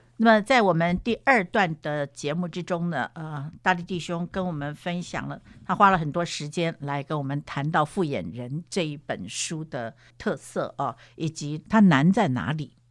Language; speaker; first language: Chinese; native; Chinese